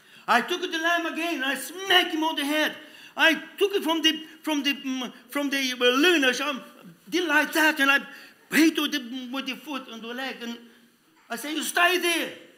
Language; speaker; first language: English; non-native, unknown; Romanian